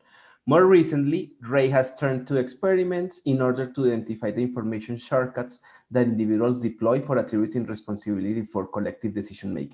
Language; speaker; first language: English; non-native, fluent; Spanish